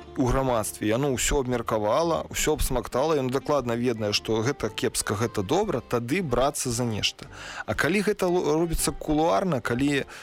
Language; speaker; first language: Belarusian; non-native, local second language; Russian